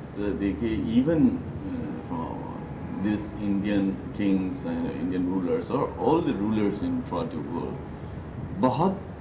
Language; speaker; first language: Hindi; non-native, local second language; Manipuri